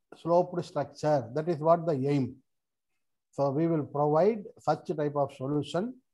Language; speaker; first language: English; non-native, local second language; Tamil